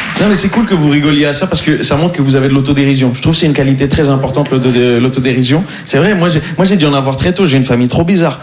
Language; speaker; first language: French; native; French